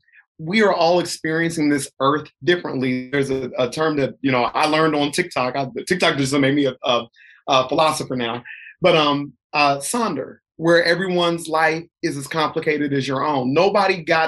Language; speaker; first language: English; native; English